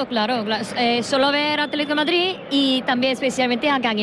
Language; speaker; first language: Spanish; non-native, learner; Korean